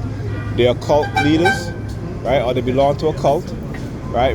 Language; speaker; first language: English; native; English